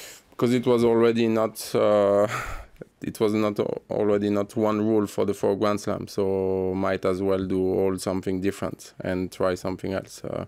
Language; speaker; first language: English; non-native, fluent; French